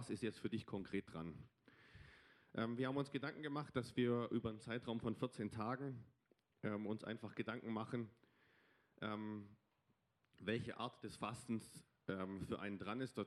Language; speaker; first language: German; native; German